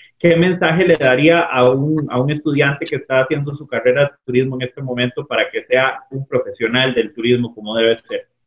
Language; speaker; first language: Spanish; native; Spanish